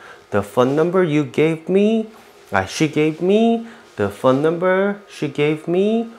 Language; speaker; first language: English; non-native, fluent; Korean